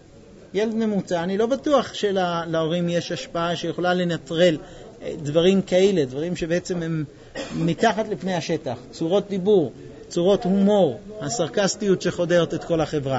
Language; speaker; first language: Hebrew; native; Hebrew